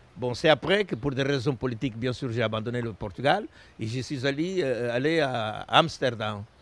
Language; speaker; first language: French; non-native, fluent; Portuguese